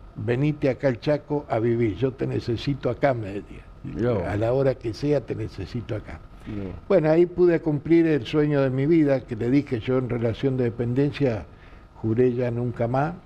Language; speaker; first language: Spanish; native; Spanish